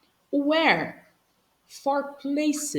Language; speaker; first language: English; non-native, fluent; Portuguese